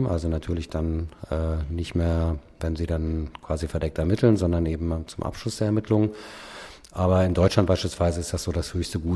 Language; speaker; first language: German; native; German